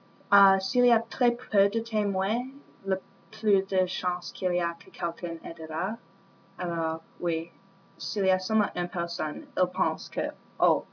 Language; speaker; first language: French; non-native, learner; English